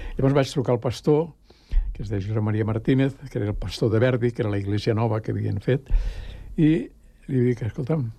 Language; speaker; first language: Catalan; native; Catalan